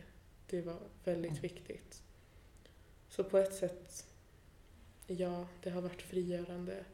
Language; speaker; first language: Swedish; early bilingual, other home language; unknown